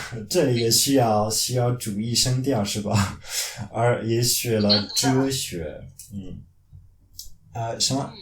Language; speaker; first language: Chinese; non-native, fluent; French